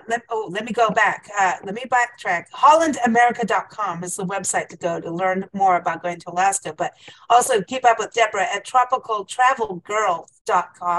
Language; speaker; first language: English; native; English